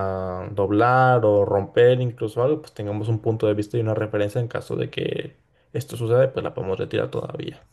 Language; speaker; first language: Spanish; native; Spanish